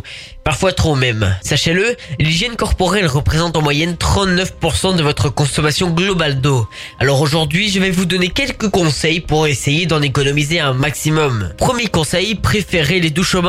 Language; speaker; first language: French; native; French